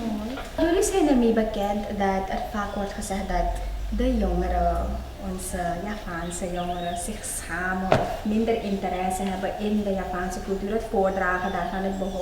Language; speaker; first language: Dutch; native; Dutch